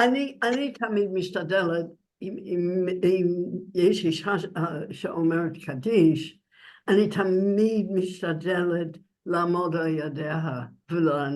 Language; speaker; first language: Hebrew; non-native, learner; English